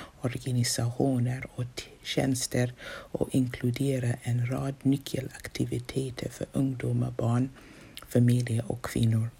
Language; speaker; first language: Swedish; non-native, fluent; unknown